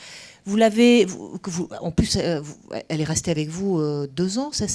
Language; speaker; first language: French; native; French